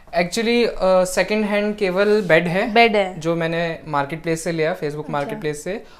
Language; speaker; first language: Hindi; native; Hindi